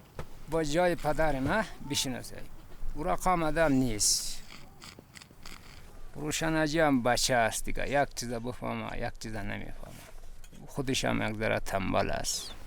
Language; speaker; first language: Persian; non-native, local second language; Kyrgyz